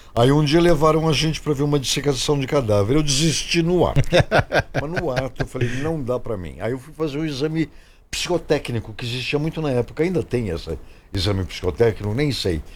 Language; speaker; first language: Portuguese; native; Portuguese